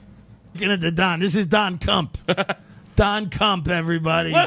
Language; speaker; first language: English; native; English